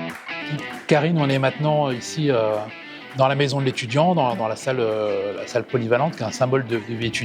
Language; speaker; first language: French; native; French